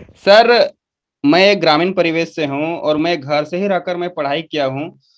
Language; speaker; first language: Hindi; non-native, local second language; Magahi